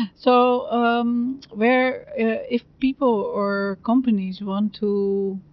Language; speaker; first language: English; non-native, fluent; Dutch